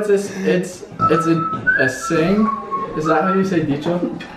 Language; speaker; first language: English; native; English